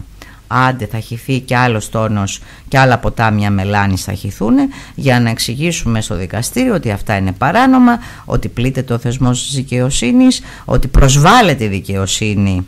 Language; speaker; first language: Greek; native; Greek